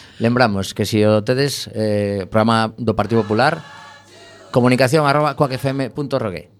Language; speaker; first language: Galician; native; Galician